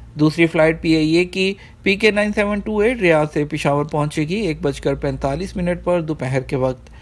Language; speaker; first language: Urdu; native; Urdu